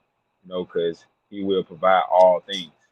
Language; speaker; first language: English; native; English